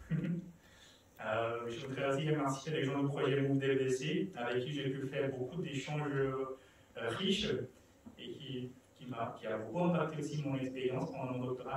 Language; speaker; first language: French; non-native, fluent; Portuguese